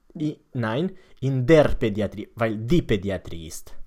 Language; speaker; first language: German; non-native, fluent; Romanian